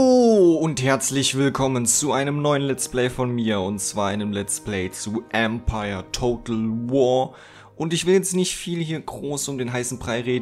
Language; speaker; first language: German; native; German